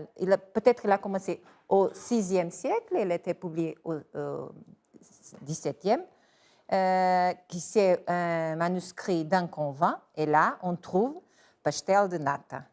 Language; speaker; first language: French; non-native, fluent; Portuguese